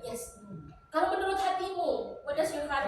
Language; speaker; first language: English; non-native, fluent; Indonesian